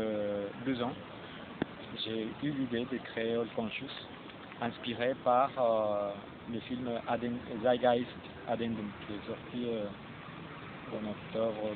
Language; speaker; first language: French; non-native, fluent; Spanish